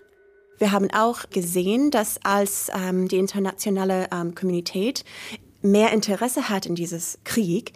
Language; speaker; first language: German; non-native, learner; English